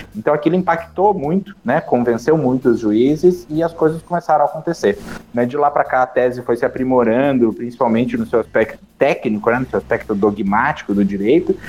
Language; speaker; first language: Portuguese; native; Portuguese